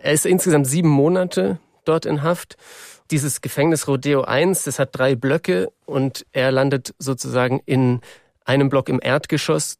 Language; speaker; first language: German; native; German